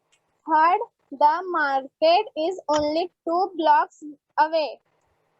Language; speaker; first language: English; non-native, learner; Hindi